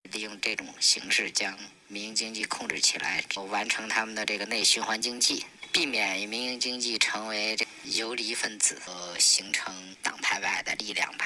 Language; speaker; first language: Chinese; native; Chinese